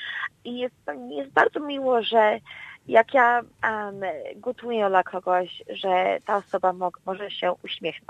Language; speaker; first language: Polish; early bilingual, heritage; Polish